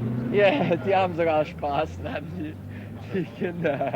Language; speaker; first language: German; non-native, learner; Norwegian